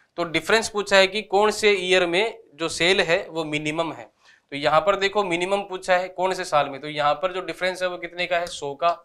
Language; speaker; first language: Hindi; native; Hindi